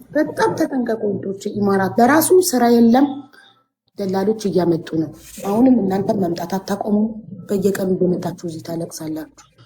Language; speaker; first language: Amharic; native; Amharic